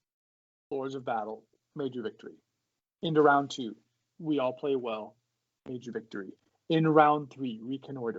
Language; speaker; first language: English; native; English